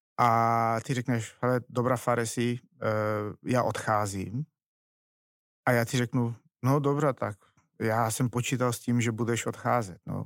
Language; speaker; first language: Czech; non-native, fluent; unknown